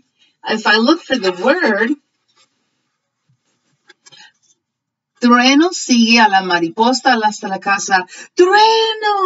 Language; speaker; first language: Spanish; early bilingual, heritage; Spanish